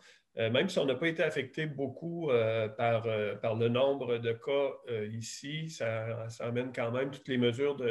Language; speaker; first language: French; native; French